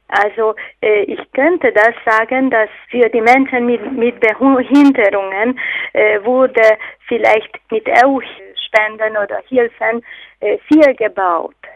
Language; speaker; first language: German; non-native, fluent; Hungarian